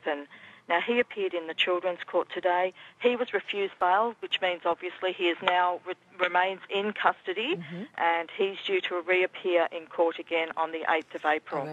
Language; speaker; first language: English; native; English